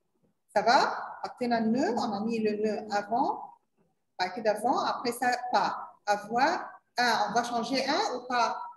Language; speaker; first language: French; non-native, learner; Arabic